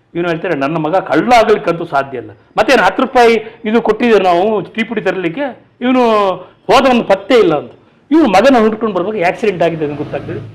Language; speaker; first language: Kannada; non-native, local second language; Tulu